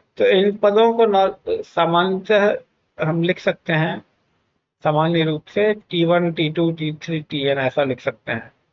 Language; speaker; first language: Hindi; native; Hindi